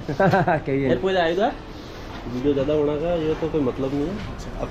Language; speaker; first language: Spanish; non-native, learner; Hindi